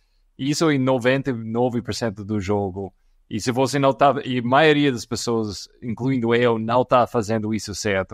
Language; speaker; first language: Portuguese; non-native, fluent; English